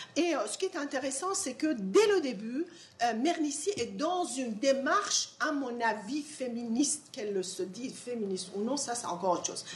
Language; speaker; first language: French; non-native, fluent; Persian